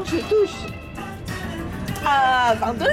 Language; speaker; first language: French; native; French